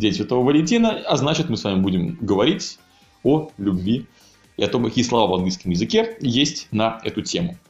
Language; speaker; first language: Russian; native; Russian